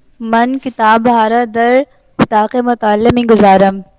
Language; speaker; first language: Persian; non-native, learner; Urdu